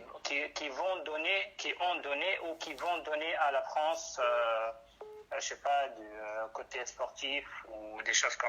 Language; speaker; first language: French; non-native, local second language; Arabic